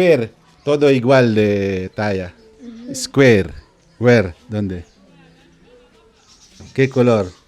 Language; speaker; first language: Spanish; non-native, learner; Filipino